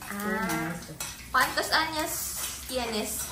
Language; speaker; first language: Spanish; non-native, learner; Filipino